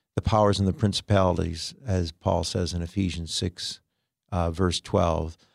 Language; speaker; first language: English; native; English